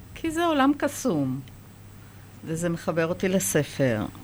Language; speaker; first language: Hebrew; early bilingual, other home language; Persian